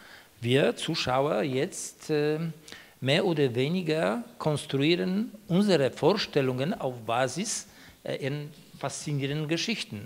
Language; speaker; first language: German; non-native, fluent; Polish